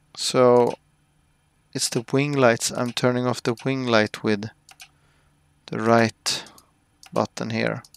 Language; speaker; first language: English; non-native, fluent; Swedish